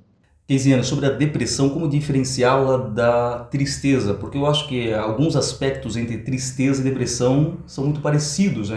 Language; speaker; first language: Portuguese; native; Portuguese